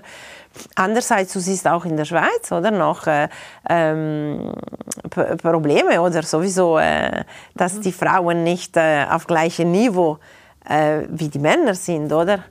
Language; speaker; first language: German; non-native, local second language; Italian